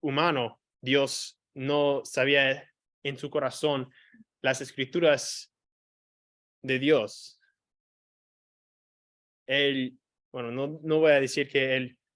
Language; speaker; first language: Spanish; non-native, fluent; English